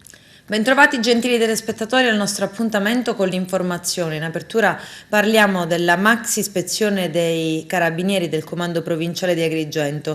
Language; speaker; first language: Italian; native; Italian